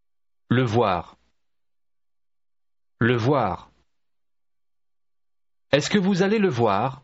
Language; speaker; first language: French; non-native, learner; English